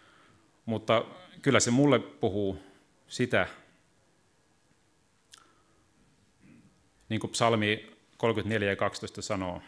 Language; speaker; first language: Finnish; native; Finnish